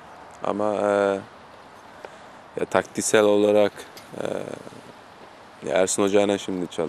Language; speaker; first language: Turkish; early bilingual, heritage; German